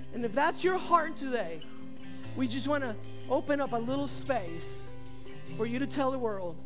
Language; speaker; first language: English; early bilingual, other home language; Spanish